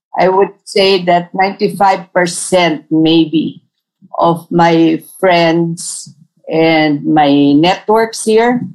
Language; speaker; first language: English; non-native, local second language; Tausug